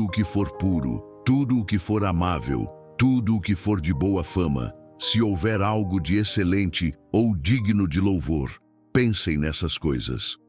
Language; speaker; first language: Portuguese; native; Portuguese